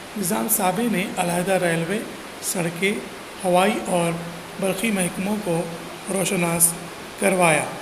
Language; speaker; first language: Urdu; native; Urdu